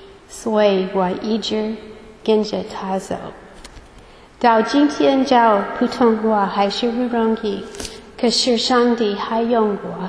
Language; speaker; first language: Chinese; non-native, fluent; English